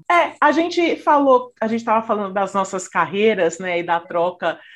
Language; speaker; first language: Portuguese; native; Portuguese